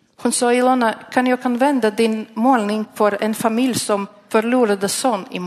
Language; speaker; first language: Swedish; non-native, learner; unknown